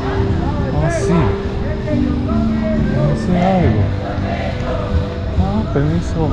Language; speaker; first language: Spanish; non-native, learner; Japanese